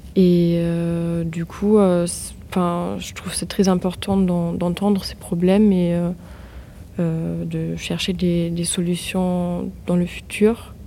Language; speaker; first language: French; non-native, fluent; German